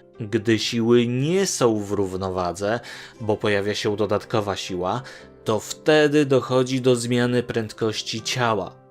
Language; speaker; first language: Polish; native; Polish